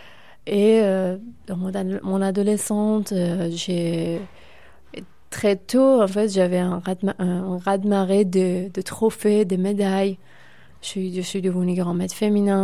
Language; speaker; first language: French; non-native, fluent; Persian